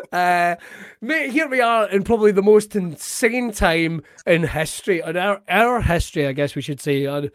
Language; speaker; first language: English; native; English